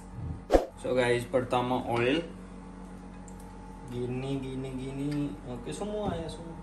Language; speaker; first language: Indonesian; non-native, learner; Urdu